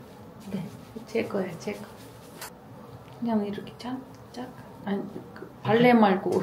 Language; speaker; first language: Korean; non-native, learner; Ukrainian